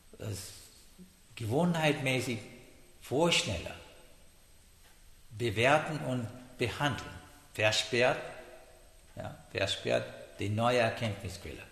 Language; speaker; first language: German; non-native, learner; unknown